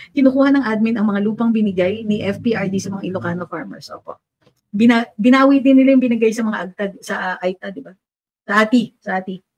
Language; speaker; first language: Filipino; native; Filipino